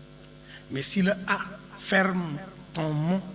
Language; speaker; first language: French; non-native, local second language; Wolof